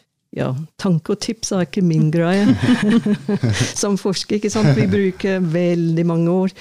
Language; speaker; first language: Norwegian; non-native, fluent; English